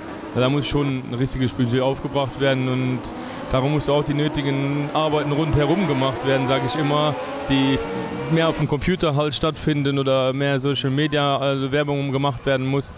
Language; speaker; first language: German; native; German